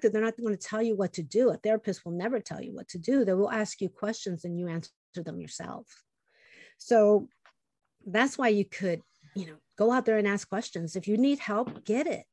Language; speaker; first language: English; early bilingual, other home language; Spanish